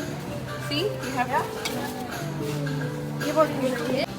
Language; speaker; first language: English; non-native, local second language; Manipuri